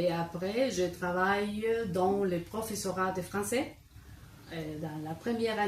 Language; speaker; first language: French; non-native, fluent; Spanish